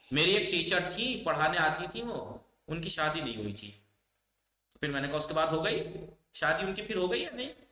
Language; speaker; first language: Urdu; native; Urdu